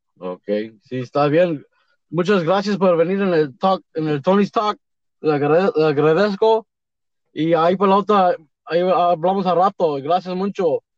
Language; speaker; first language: Spanish; early bilingual, heritage; Spanish